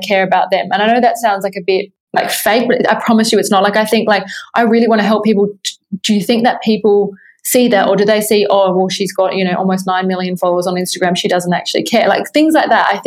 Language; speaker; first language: English; native; English